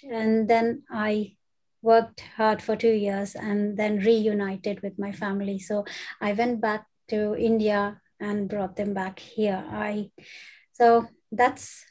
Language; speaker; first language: English; non-native, local second language; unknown